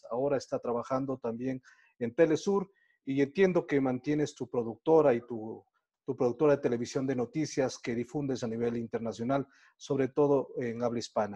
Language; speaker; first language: Spanish; native; Spanish